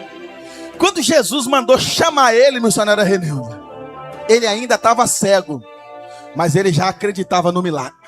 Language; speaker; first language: Portuguese; native; Portuguese